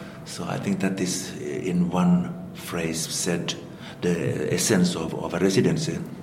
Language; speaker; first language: English; non-native, fluent; Finnish